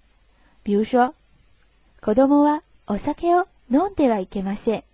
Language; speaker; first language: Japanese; non-native, fluent; Chinese